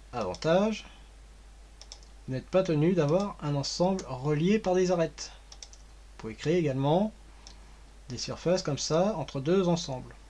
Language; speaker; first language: French; native; French